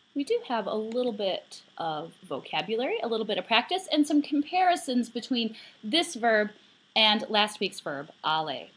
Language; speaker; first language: English; native; English